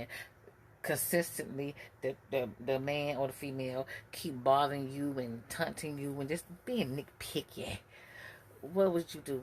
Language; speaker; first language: English; native; English